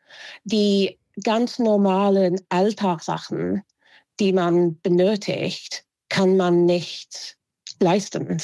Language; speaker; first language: German; non-native, fluent; English